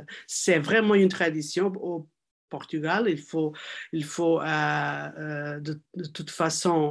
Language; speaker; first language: French; non-native, fluent; Portuguese